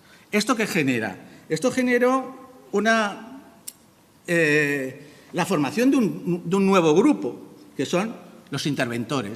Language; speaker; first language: Spanish; native; Spanish